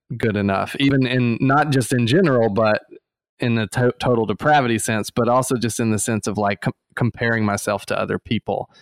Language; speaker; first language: English; native; English